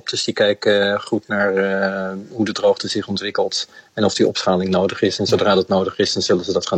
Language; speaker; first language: Dutch; native; Dutch